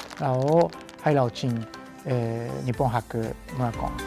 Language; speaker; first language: Thai; non-native, fluent; Japanese